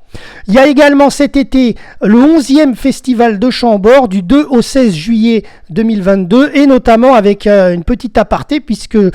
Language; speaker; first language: French; native; French